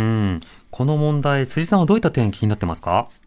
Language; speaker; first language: Japanese; native; Japanese